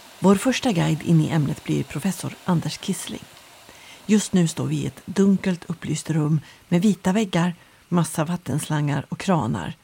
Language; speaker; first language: Swedish; native; Swedish